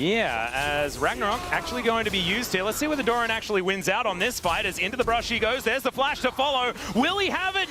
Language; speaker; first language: English; native; English